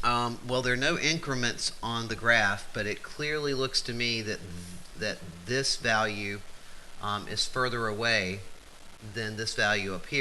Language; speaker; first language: English; native; English